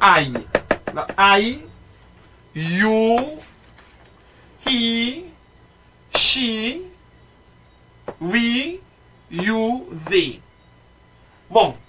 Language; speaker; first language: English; non-native, fluent; French